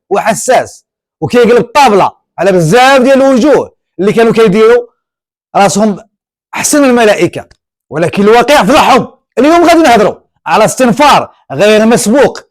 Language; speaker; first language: Arabic; native; Arabic